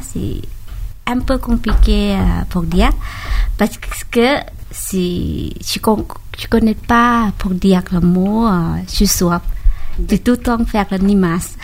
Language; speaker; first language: French; non-native, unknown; Thai